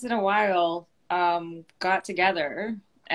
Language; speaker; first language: English; native; English